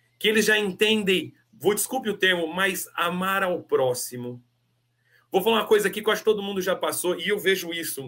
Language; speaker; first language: Portuguese; native; Portuguese